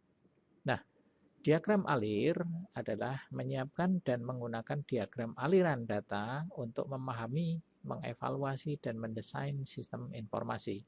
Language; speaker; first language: Indonesian; native; Indonesian